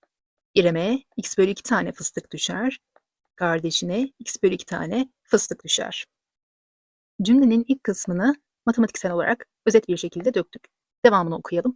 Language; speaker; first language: Turkish; native; Turkish